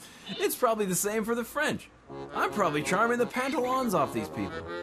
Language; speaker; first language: English; native; English